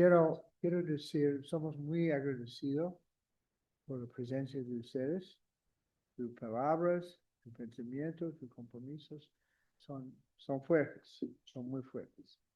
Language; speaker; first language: Spanish; non-native, fluent; English